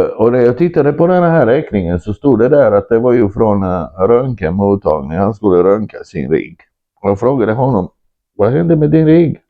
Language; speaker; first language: Swedish; non-native, fluent; Croatian